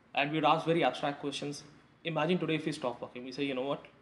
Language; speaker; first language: English; non-native, local second language; Hindi